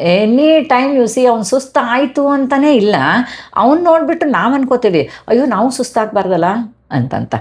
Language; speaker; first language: Kannada; native; Kannada